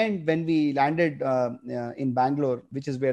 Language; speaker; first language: English; non-native, local second language; Gujarati